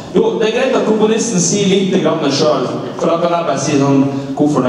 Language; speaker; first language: Norwegian; native; Norwegian